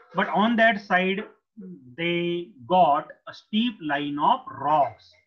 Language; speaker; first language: English; non-native, local second language; Marathi